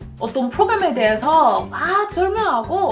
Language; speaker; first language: Korean; non-native, fluent; English